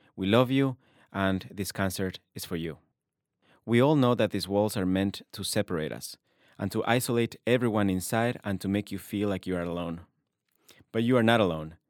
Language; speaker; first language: English; non-native, fluent; Spanish